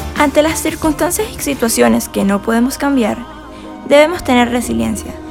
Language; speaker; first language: Spanish; native; Spanish